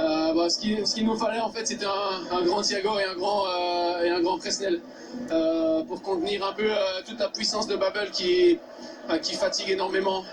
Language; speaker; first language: French; native; French